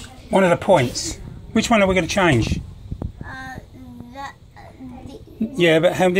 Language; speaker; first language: English; native; English